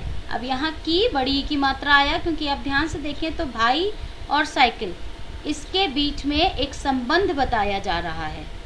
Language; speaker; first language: Hindi; native; Hindi